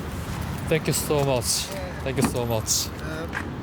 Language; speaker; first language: English; non-native, learner; Korean